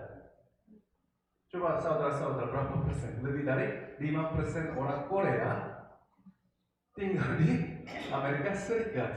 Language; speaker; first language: Indonesian; non-native, fluent; Korean